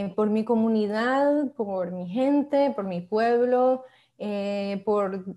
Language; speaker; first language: Spanish; early bilingual, heritage; Spanish